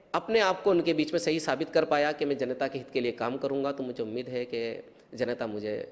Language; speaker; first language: Hindi; native; Hindi